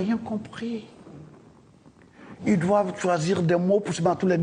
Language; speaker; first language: French; non-native, local second language; Dyula